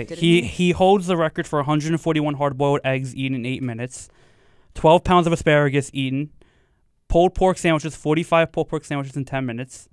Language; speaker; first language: English; native; English